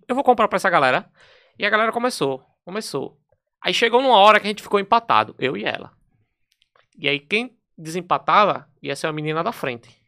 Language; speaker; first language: Portuguese; native; Portuguese